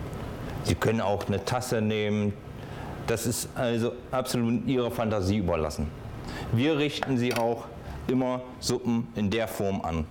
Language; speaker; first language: German; native; German